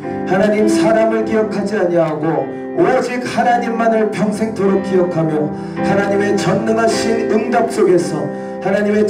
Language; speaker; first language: Korean; native; Korean